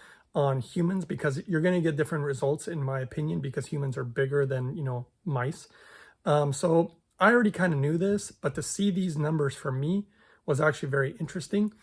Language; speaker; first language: English; native; English